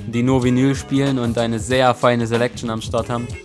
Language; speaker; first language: German; native; German